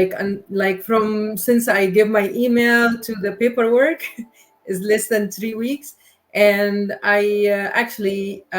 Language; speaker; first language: English; non-native, learner; Arabic